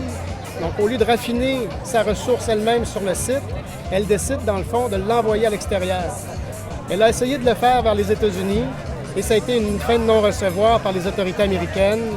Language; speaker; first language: French; native; French